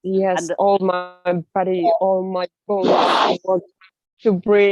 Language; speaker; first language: English; non-native, learner; Russian